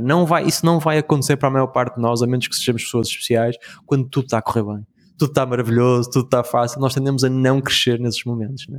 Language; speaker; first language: Portuguese; native; Portuguese